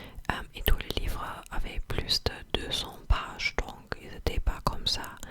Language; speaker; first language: French; non-native, fluent; English